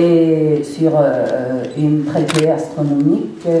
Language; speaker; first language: French; non-native, fluent; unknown